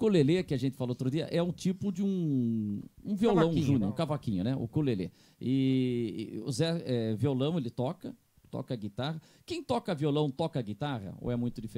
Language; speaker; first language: Portuguese; native; Portuguese